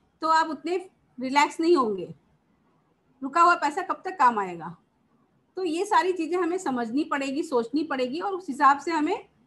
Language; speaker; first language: Hindi; native; Hindi